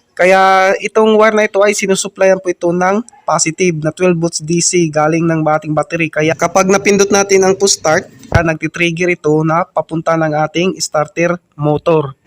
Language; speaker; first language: Filipino; non-native, local second language; Cebuano